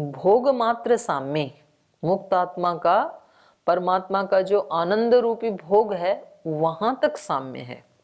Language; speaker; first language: Hindi; native; Hindi